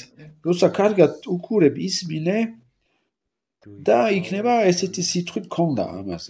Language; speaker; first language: Georgian; non-native, learner; French